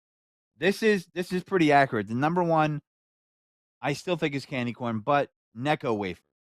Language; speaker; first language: English; native; English